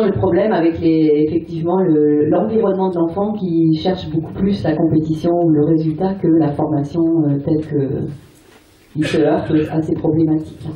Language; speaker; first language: French; native; French